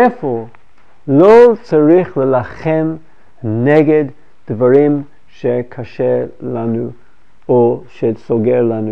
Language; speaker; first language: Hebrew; non-native, fluent; English